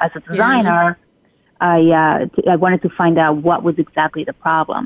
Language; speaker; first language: English; non-native, fluent; Spanish